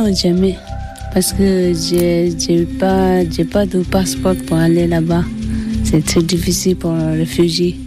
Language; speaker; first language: French; non-native, learner; Tibetan